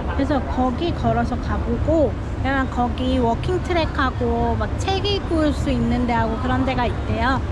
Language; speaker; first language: Korean; non-native, fluent; Urdu